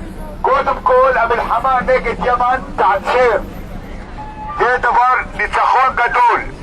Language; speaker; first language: Hebrew; non-native, local second language; Arabic